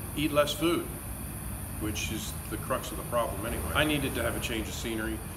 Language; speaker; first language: English; native; English